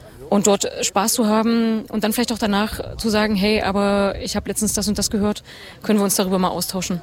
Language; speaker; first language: German; native; German